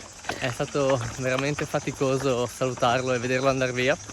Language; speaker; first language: Italian; native; Italian